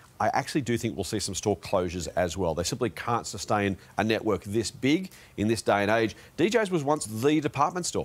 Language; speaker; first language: English; native; English